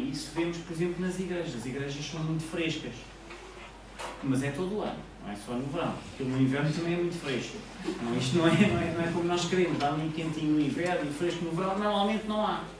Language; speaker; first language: Portuguese; native; Portuguese